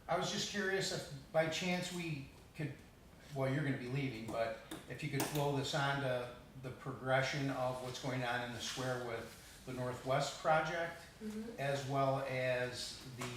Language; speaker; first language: English; early bilingual, other home language; Italian